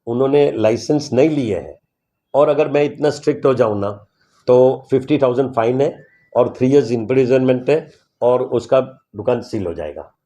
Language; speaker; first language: Hindi; non-native, local second language; Gujarati